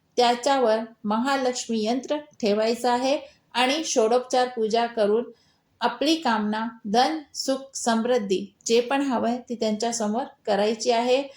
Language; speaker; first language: Marathi; non-native, local second language; Hindi